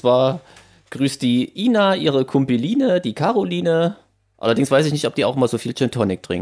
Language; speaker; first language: German; native; German